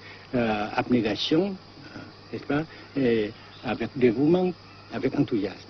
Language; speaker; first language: French; non-native, local second language; Vietnamese